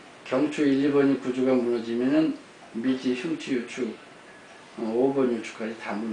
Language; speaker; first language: Korean; native; Korean